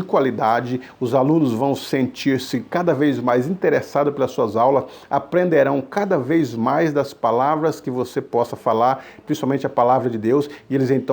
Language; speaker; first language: Portuguese; native; Portuguese